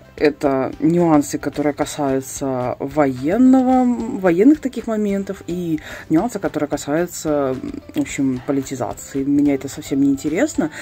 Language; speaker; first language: Russian; native; Russian